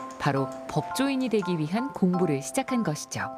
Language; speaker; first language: Korean; native; Korean